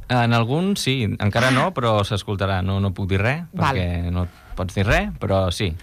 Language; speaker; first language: Catalan; non-native, local second language; Spanish